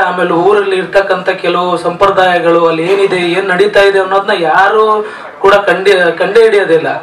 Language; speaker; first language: Kannada; non-native, local second language; Lambadi